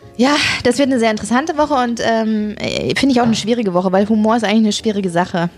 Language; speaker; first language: German; native; German